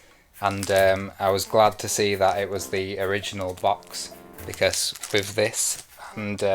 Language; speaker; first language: English; native; English